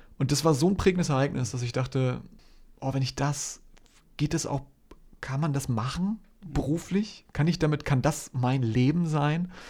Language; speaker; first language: German; early bilingual, other home language; Polish